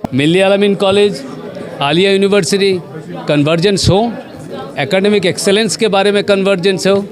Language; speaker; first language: Hindi; non-native, local second language; Bangla